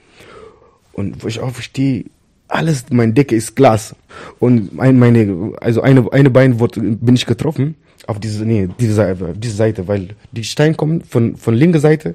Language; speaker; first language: German; non-native, fluent; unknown